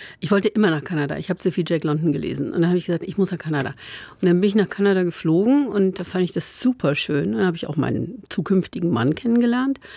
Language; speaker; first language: German; native; German